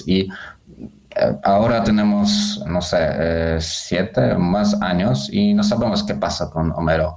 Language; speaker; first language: Spanish; non-native, learner; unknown